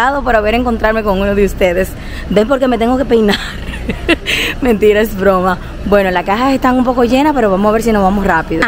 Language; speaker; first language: Spanish; native; Spanish